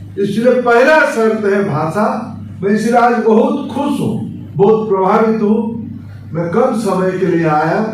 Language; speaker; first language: Hindi; non-native, local second language; Odia